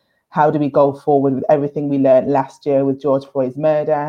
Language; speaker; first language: English; native; English